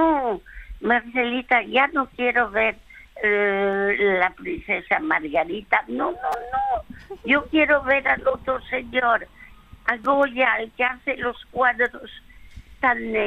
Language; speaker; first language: Spanish; early bilingual, other home language; French